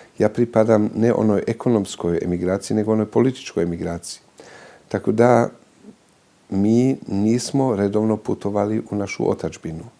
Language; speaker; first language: Bosnian; early bilingual, heritage; Serbian